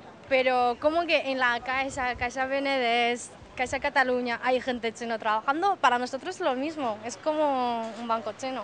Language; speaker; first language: Spanish; non-native, fluent; Chinese